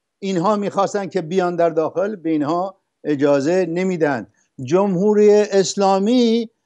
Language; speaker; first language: Persian; non-native, local second language; Arabic